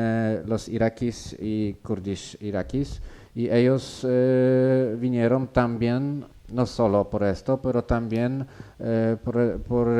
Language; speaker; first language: Spanish; non-native, learner; Polish